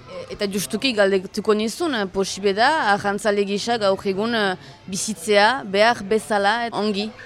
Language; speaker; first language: Basque; native; Basque